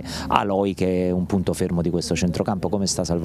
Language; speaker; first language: Italian; native; Italian